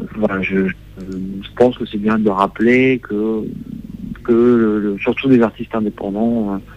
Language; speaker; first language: French; native; French